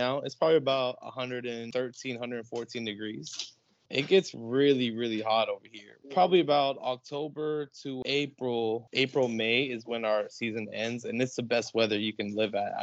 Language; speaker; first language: English; native; English